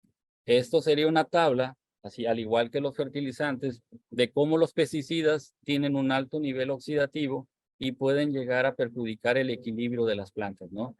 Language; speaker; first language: Spanish; native; Spanish